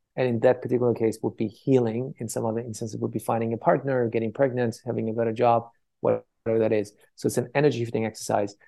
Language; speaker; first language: English; early bilingual, other home language; Persian